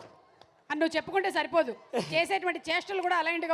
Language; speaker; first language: Telugu; native; Telugu